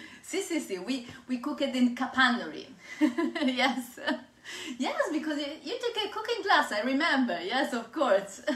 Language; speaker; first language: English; non-native, fluent; Italian